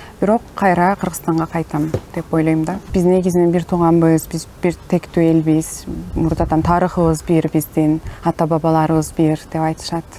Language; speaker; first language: Kyrgyz; non-native, local second language; Turkish